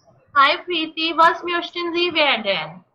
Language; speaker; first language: German; non-native, fluent; Hindi